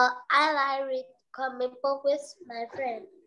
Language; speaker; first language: English; non-native, learner; Vietnamese